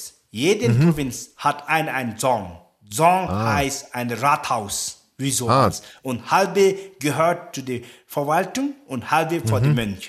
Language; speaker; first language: German; non-native, learner; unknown